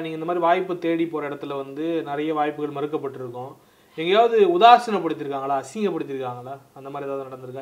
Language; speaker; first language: Tamil; native; Tamil